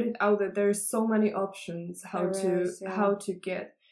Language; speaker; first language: English; non-native, fluent; Czech